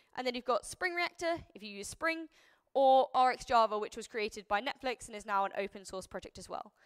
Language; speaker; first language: English; native; English